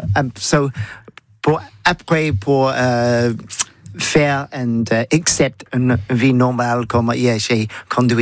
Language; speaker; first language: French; non-native, learner; English